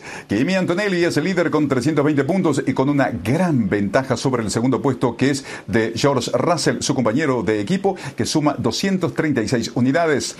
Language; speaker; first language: Spanish; native; Spanish